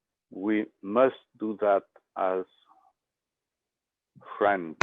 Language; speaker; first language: English; non-native, learner; French